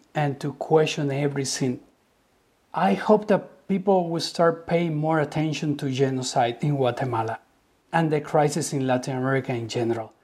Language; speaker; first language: English; non-native, fluent; Spanish